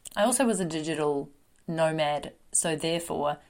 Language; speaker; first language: English; native; English